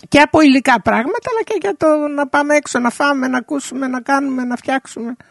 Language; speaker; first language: Greek; early bilingual, heritage; Greek